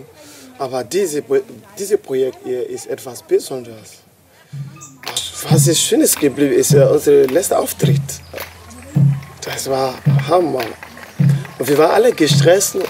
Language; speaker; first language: German; non-native, fluent; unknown